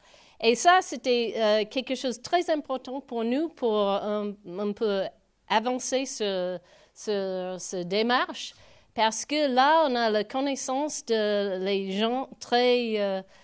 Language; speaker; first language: French; non-native, fluent; English